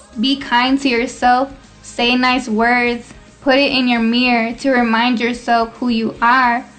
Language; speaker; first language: Spanish; early bilingual, heritage; Spanish